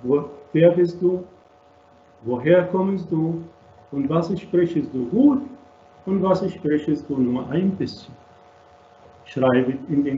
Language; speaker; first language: German; non-native, fluent; Arabic